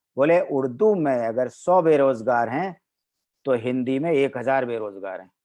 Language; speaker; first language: Urdu; native; Urdu